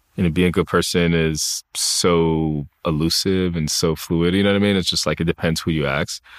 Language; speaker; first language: English; native; English